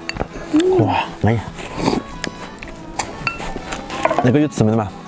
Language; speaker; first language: Chinese; native; Chinese